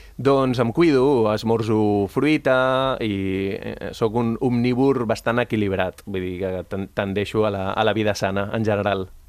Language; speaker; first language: Catalan; early bilingual, other home language; Spanish